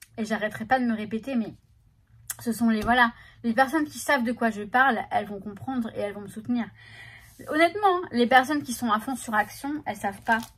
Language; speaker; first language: French; native; French